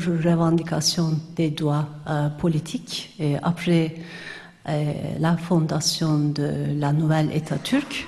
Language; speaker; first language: French; non-native, fluent; Turkish